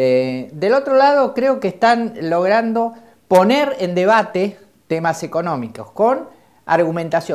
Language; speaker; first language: Spanish; native; Spanish